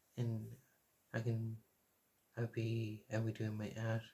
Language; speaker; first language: English; native; English